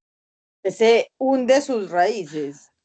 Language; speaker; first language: Portuguese; non-native, learner; Spanish